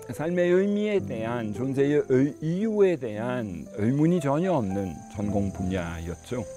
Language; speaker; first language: Korean; non-native, fluent; French